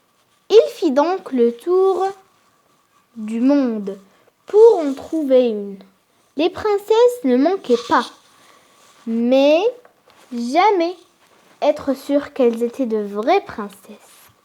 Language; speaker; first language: French; non-native, local second language; Arabic